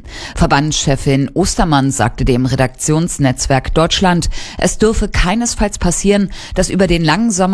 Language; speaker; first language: German; native; German